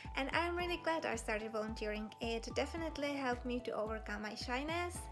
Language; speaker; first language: English; non-native, fluent; Czech